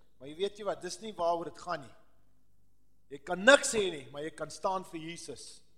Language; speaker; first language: Afrikaans; early bilingual, heritage; Afrikaans